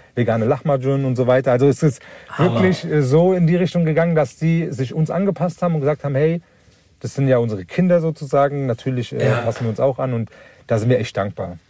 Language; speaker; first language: German; early bilingual, other home language; Turkish